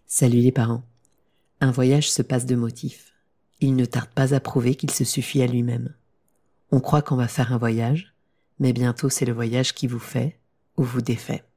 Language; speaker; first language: French; native; French